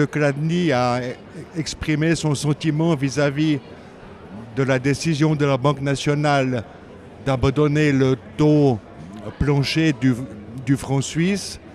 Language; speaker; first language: French; native; French